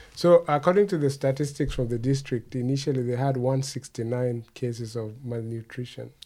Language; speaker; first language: English; non-native, local second language; Luo (Kenya and Tanzania)